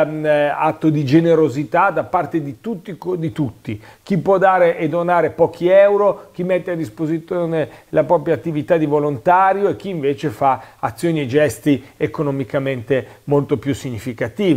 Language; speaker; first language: Italian; native; Italian